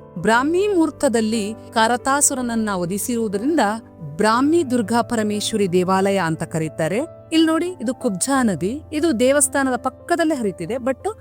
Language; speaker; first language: Kannada; non-native, local second language; Tulu